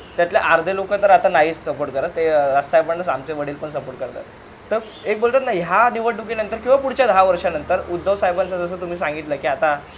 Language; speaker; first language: Marathi; native; Marathi